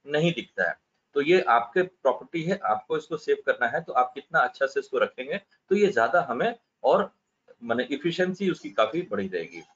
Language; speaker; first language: Hindi; native; Hindi